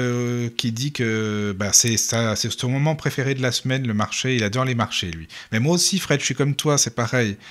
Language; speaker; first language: French; native; French